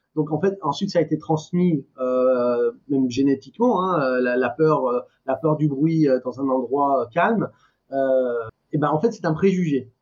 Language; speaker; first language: French; non-native, fluent; Persian